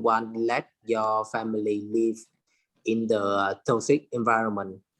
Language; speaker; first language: English; non-native, learner; Vietnamese